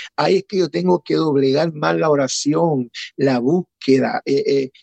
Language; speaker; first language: Spanish; early bilingual, heritage; Spanish